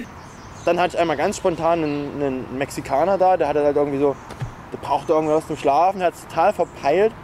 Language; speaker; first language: German; native; German